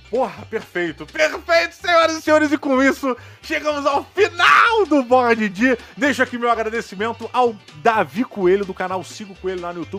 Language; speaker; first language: Portuguese; native; Portuguese